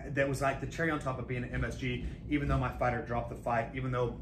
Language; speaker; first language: English; native; English